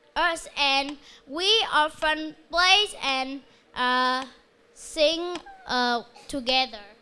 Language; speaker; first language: English; non-native, learner; Vietnamese